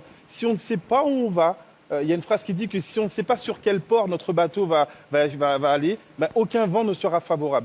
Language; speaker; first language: French; native; French